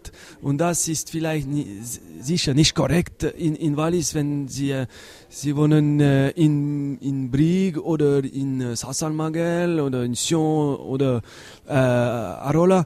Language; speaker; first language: German; non-native, local second language; French